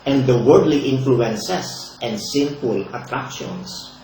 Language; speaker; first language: English; non-native, local second language; Filipino